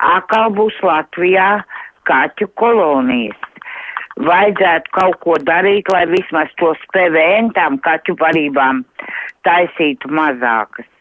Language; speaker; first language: Latvian; native; Latvian